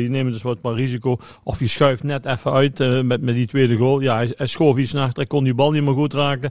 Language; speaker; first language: Dutch; native; Dutch